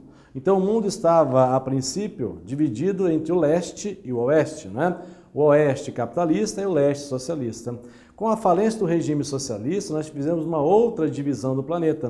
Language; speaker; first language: Portuguese; native; Portuguese